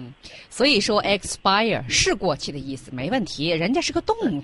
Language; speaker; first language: Chinese; native; Chinese